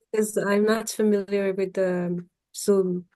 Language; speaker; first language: English; non-native, fluent; Arabic